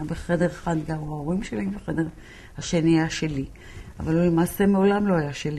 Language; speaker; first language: Hebrew; early bilingual, other home language; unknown